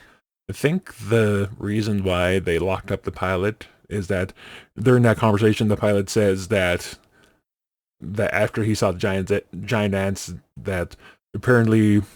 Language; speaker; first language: English; native; English